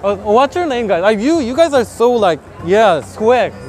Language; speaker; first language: English; non-native, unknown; Korean